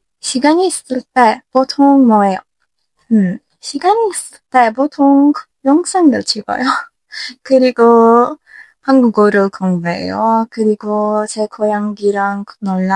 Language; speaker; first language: Korean; non-native, learner; Turkish